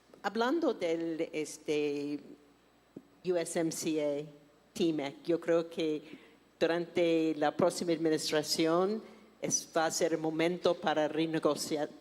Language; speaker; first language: Spanish; non-native, fluent; English